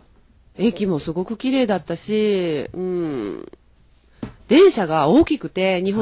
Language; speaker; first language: Japanese; native; Japanese